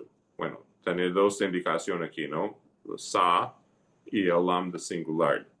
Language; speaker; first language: Spanish; early bilingual, heritage; Spanish